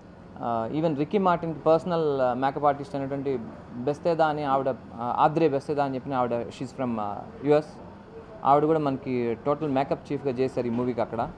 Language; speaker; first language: Telugu; native; Telugu